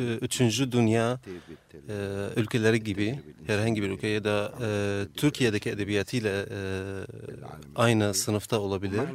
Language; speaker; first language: Turkish; non-native, fluent; Arabic